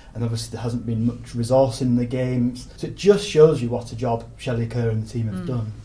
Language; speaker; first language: English; native; English